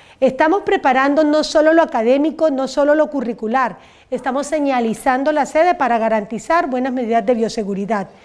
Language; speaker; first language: Spanish; native; Spanish